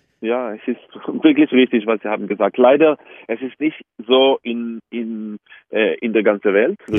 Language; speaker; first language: German; non-native, fluent; Hebrew